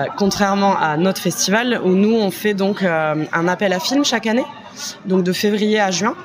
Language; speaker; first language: French; native; French